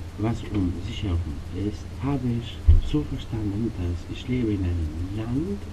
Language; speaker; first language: German; non-native, fluent; Albanian